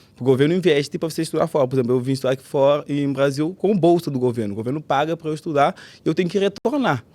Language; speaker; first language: Portuguese; non-native, local second language; Kabuverdianu